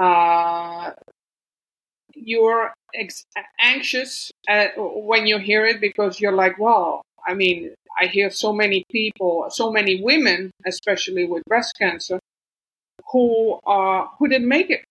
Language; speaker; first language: English; non-native, fluent; Dutch